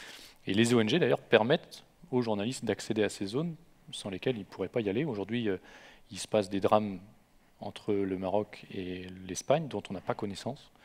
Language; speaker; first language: French; native; French